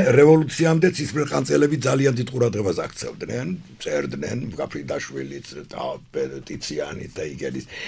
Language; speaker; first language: Georgian; non-native, local second language; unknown